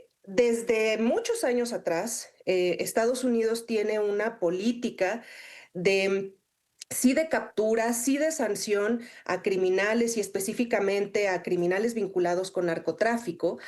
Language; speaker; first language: Spanish; native; Spanish